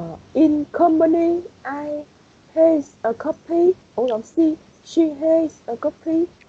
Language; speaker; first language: English; non-native, learner; Vietnamese